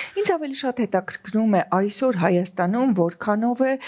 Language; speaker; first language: Armenian; native; Armenian